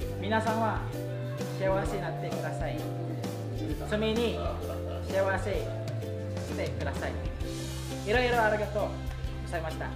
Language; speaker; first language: Japanese; non-native, learner; Filipino